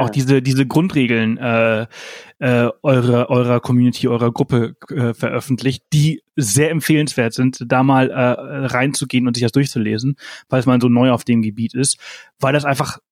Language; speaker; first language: German; native; German